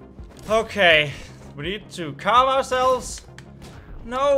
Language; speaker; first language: English; native; English